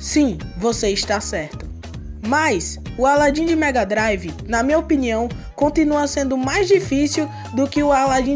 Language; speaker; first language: Portuguese; native; Portuguese